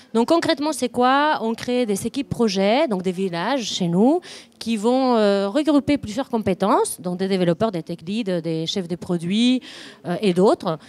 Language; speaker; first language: French; non-native, fluent; Spanish